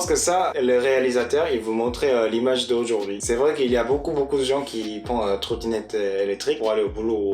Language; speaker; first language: French; non-native, fluent; Korean